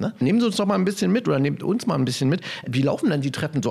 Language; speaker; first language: German; native; German